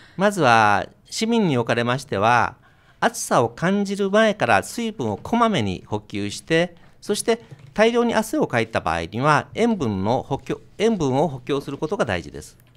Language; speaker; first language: Japanese; native; Japanese